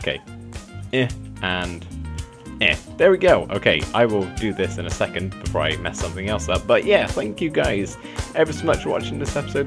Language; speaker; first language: English; native; English